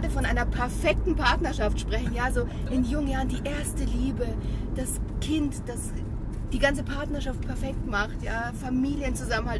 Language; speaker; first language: German; early bilingual, other home language; Bosnian